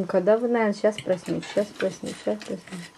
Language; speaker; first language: Russian; native; Russian